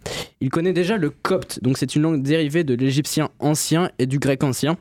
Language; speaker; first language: French; native; French